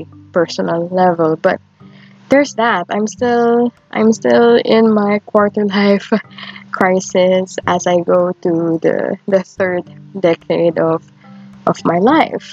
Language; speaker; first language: English; non-native, local second language; Filipino